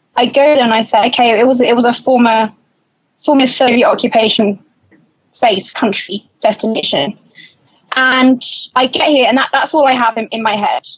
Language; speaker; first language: English; native; English